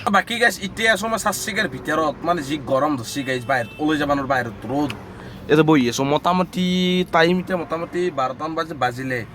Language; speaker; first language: Assamese; native; Assamese